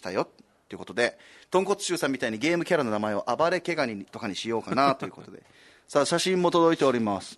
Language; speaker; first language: Japanese; native; Japanese